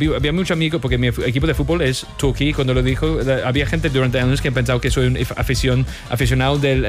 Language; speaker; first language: Spanish; non-native, fluent; English